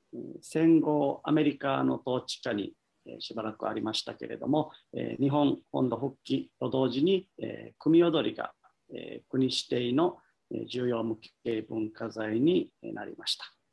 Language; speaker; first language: Japanese; native; Japanese